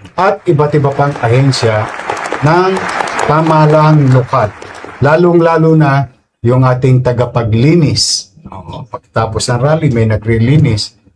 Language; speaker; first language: Filipino; native; Filipino